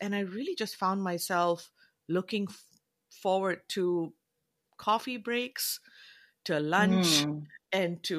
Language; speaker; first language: English; non-native, local second language; Tamil